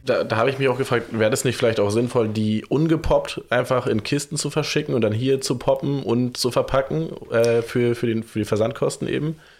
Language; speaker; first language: German; native; German